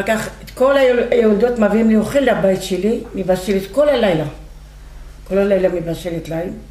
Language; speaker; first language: Hebrew; non-native, fluent; Arabic